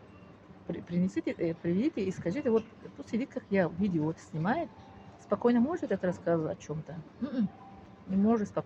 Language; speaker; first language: Russian; non-native, local second language; Tajik